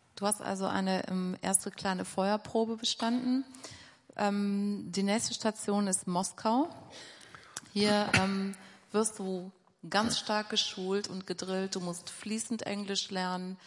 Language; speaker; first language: German; native; German